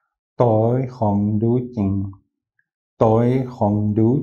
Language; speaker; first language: Vietnamese; non-native, learner; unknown